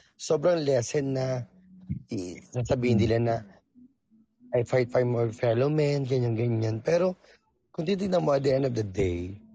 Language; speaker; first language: Filipino; native; Filipino